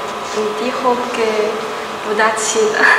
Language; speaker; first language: Spanish; non-native, learner; Chinese